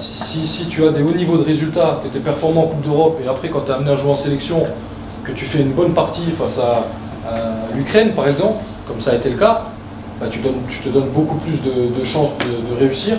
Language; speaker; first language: French; native; French